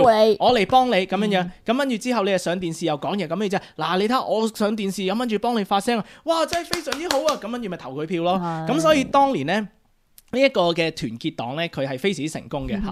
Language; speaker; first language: Cantonese; native; Cantonese